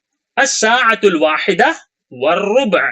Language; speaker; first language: Arabic; non-native, fluent; Urdu